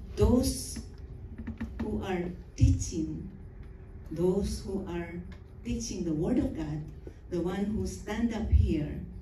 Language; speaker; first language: English; non-native, local second language; Filipino